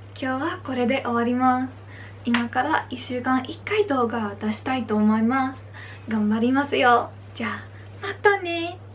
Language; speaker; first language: Japanese; non-native, learner; Dutch